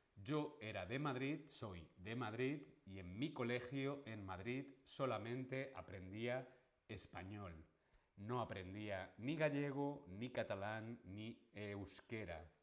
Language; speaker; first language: Spanish; native; Spanish